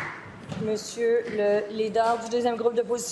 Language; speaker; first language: French; native; French